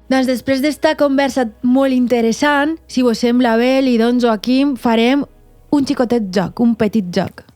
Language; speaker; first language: Catalan; native; Catalan